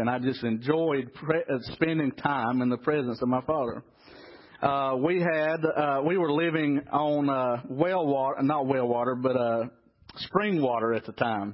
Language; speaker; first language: English; native; English